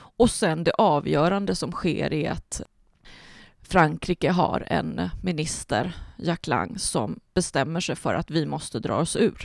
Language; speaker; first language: Swedish; early bilingual, other home language; Spanish